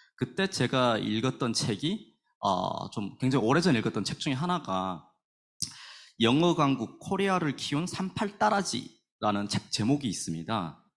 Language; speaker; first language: Korean; native; Korean